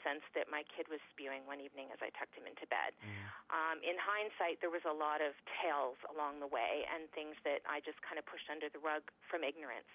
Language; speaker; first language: English; native; English